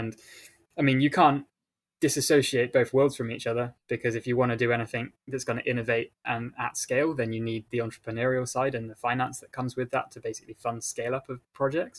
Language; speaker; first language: English; native; English